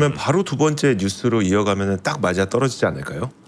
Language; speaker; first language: Korean; native; Korean